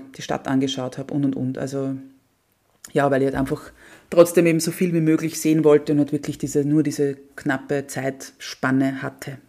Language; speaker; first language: German; native; German